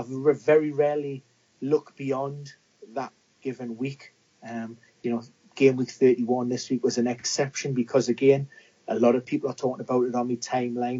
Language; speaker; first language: English; native; English